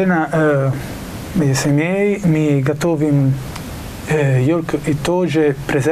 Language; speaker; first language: Russian; non-native, learner; Italian